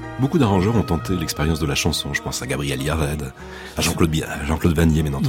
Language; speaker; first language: French; native; French